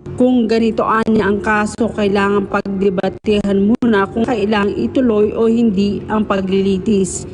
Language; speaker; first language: Filipino; native; Filipino